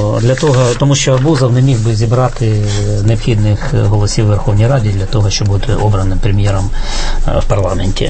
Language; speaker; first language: Ukrainian; native; Ukrainian